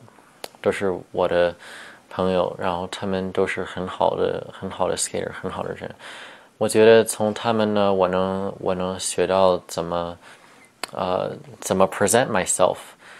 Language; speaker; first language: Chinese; early bilingual, heritage; Chinese